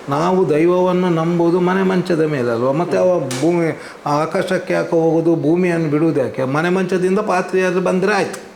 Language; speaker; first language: Kannada; non-native, local second language; Tulu